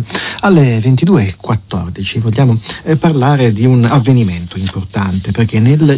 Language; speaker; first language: Italian; native; Italian